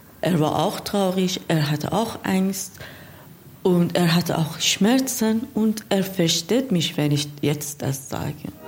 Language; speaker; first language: German; non-native, learner; Persian